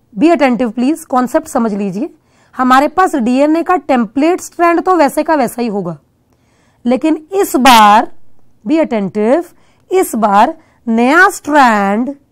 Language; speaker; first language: Hindi; non-native, local second language; Punjabi